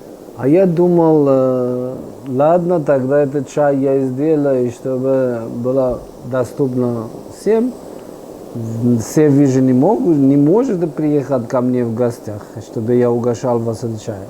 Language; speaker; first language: Russian; non-native, fluent; Persian